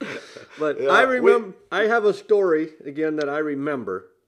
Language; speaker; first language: English; native; English